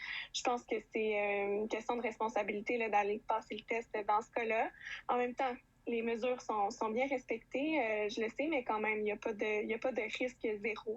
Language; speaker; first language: French; native; French